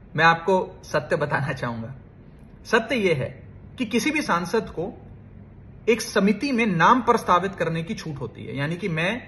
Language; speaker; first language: Hindi; native; Hindi